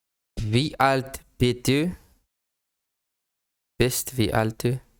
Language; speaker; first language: German; non-native, learner; English